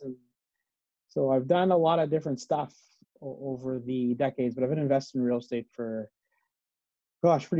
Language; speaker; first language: English; native; English